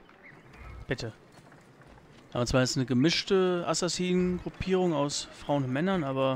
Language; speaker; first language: German; native; German